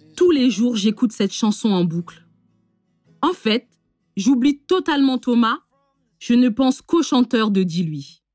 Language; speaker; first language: French; native; French